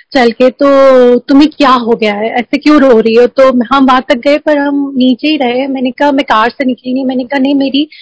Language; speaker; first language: Hindi; native; Hindi